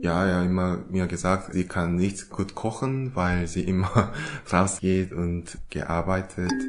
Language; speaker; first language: German; non-native, learner; Korean